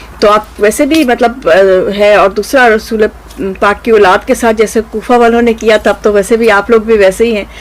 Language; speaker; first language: Urdu; native; Urdu